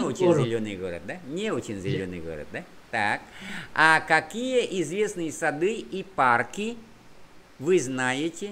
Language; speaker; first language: Russian; non-native, fluent; Vietnamese